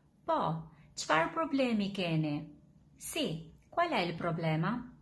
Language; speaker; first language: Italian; non-native, fluent; Albanian